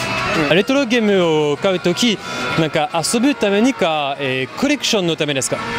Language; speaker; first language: Japanese; non-native, learner; French